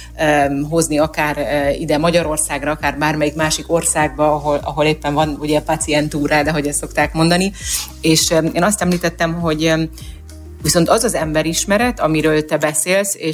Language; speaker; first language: Hungarian; native; Hungarian